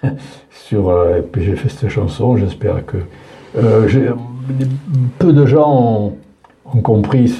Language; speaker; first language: French; native; French